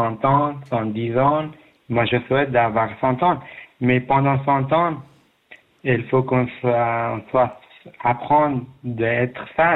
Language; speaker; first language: French; non-native, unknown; Persian